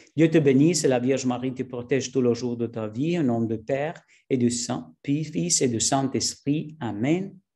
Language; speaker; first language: French; non-native, learner; Spanish